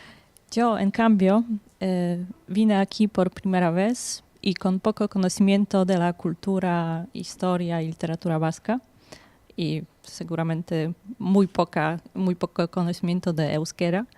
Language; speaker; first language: Spanish; non-native, fluent; Polish